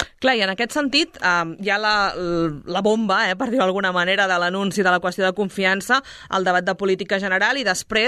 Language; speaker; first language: Catalan; native; Catalan